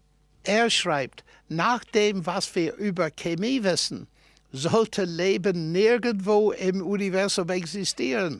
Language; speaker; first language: German; non-native, fluent; English